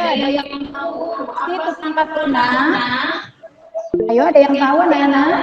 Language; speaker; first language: Indonesian; native; Indonesian